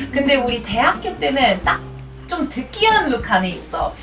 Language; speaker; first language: Korean; non-native, fluent; English